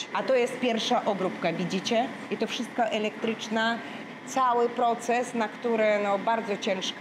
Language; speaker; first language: Polish; non-native, learner; Russian